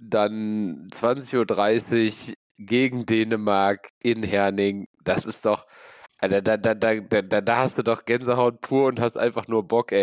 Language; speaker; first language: German; native; German